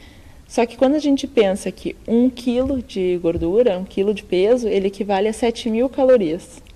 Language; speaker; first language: Portuguese; native; Portuguese